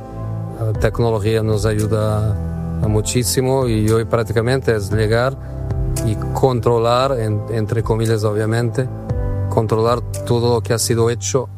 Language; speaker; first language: Spanish; non-native, fluent; Portuguese